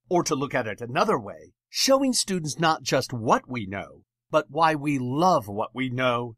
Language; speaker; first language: English; native; English